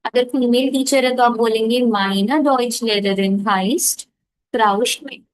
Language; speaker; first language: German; non-native, learner; Hindi